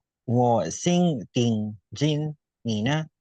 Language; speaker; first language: Chinese; non-native, learner; Filipino